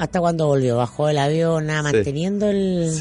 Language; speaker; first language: Spanish; native; Spanish